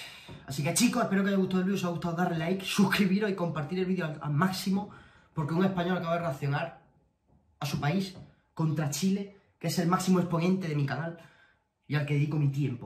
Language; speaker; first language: Spanish; native; Spanish